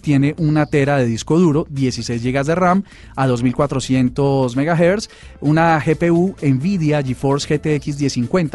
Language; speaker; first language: Spanish; native; Spanish